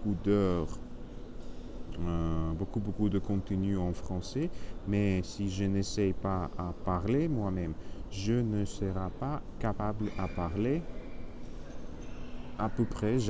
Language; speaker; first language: French; non-native, learner; Spanish